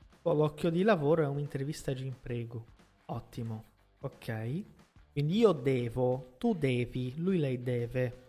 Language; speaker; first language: Italian; non-native, fluent; Portuguese